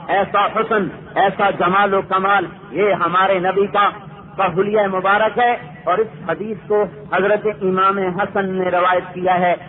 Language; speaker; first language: Urdu; non-native, local second language; Punjabi